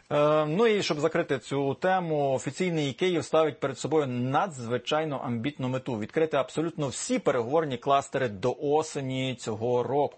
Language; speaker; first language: Ukrainian; native; Ukrainian